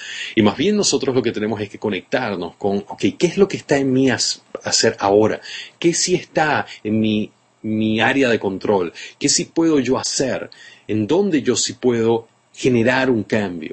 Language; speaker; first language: Spanish; native; Spanish